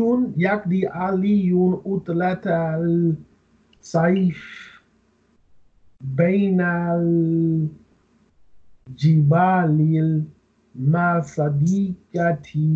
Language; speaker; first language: Arabic; non-native, learner; English